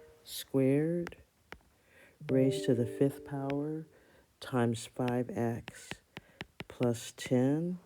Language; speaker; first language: English; native; English